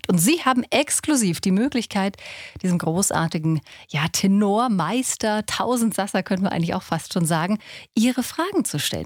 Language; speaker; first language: German; native; German